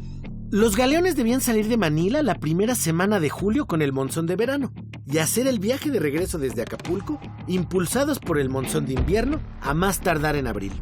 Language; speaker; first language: Spanish; native; Spanish